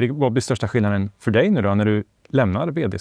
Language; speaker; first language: Swedish; native; Swedish